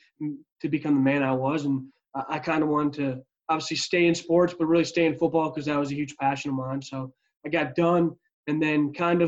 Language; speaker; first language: English; native; English